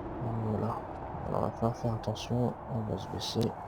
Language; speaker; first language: French; native; French